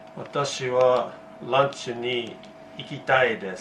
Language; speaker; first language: Japanese; non-native, learner; English